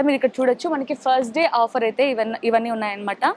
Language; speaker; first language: Telugu; native; Telugu